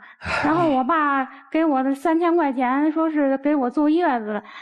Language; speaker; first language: Chinese; native; Chinese